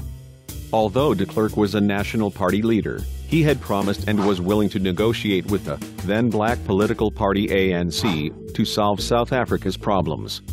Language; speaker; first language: English; non-native, fluent; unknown